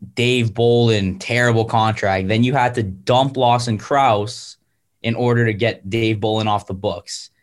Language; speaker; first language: English; native; English